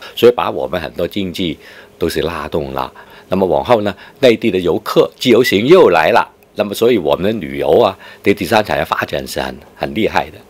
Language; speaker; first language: Chinese; non-native, fluent; Cantonese